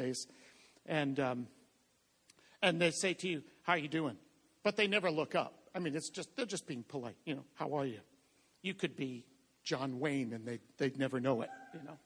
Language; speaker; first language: English; native; English